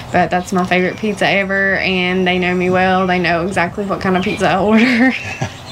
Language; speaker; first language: English; native; English